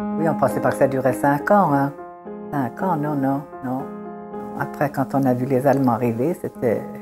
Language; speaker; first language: French; early bilingual, other home language; Italian